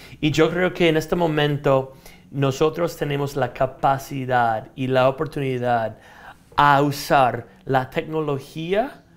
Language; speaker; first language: Spanish; non-native, fluent; English